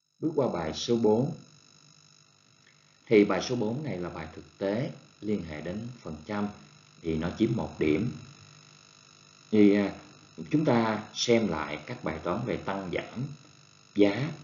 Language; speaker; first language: Vietnamese; native; Vietnamese